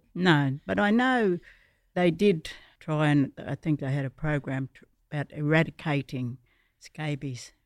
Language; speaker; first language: English; native; English